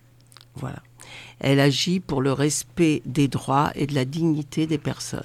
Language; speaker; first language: French; native; French